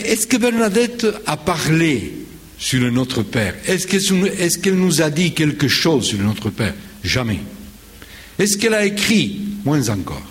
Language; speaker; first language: French; non-native, fluent; Spanish